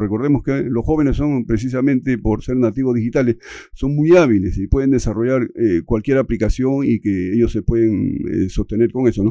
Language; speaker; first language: Spanish; native; Spanish